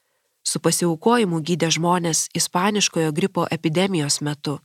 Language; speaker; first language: Lithuanian; native; Lithuanian